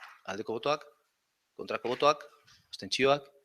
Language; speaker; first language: Basque; non-native, local second language; Spanish